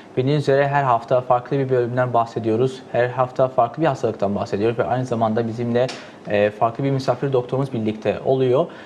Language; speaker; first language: Turkish; native; Turkish